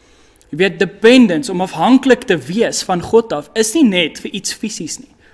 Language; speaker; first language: Afrikaans; native; Afrikaans